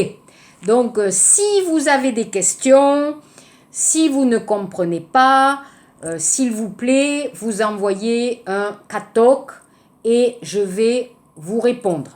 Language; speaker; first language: French; native; French